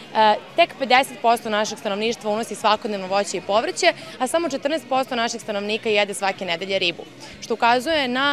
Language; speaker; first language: Serbian; native; Serbian